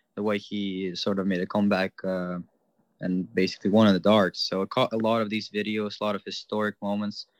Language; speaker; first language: English; non-native, fluent; Ukrainian